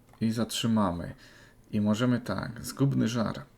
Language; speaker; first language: Polish; native; Polish